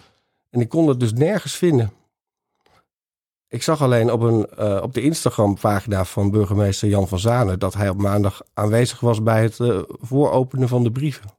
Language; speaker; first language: Dutch; native; Dutch